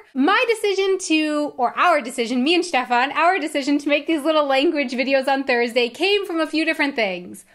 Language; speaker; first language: English; native; English